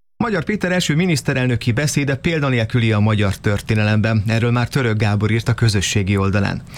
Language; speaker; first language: Hungarian; native; Hungarian